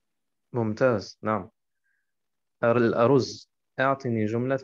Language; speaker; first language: Arabic; non-native, fluent; German